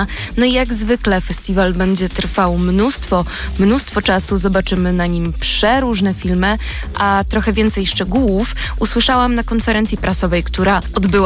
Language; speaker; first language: Polish; native; Polish